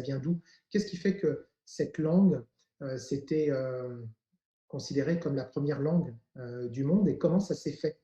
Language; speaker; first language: French; native; French